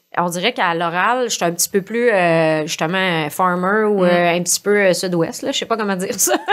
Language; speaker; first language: French; native; French